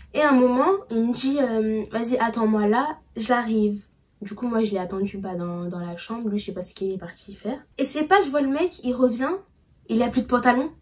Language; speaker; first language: French; early bilingual, other home language; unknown